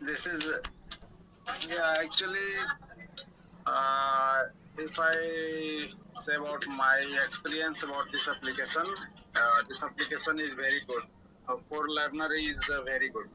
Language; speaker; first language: English; non-native, learner; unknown